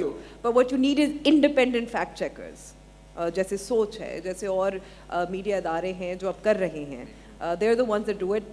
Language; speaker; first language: English; non-native, local second language; Urdu